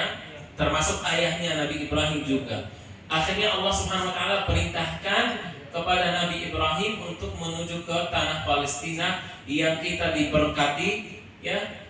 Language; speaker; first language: Indonesian; non-native, fluent; Arabic